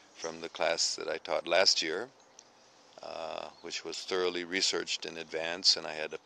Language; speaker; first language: English; native; English